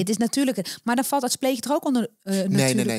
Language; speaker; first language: Dutch; native; Dutch